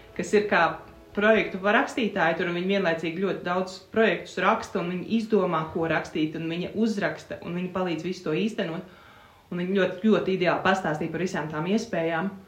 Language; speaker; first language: Latvian; native; Latvian